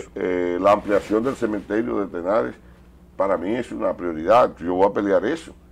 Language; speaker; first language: Spanish; native; Spanish